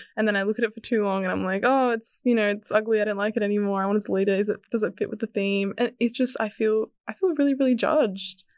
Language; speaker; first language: English; early bilingual, other home language; Serbian